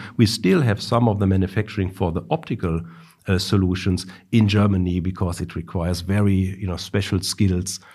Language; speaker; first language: English; non-native, fluent; German